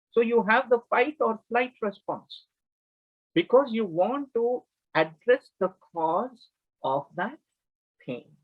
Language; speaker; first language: English; non-native, local second language; Kannada